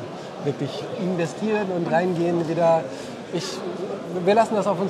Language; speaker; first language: German; native; German